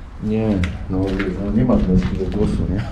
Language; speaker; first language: Polish; native; Polish